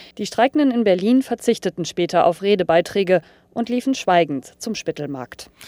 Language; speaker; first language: German; native; German